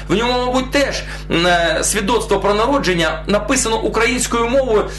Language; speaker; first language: Ukrainian; non-native, local second language; Russian